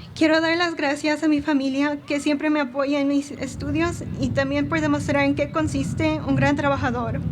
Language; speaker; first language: Spanish; early bilingual, heritage; Spanish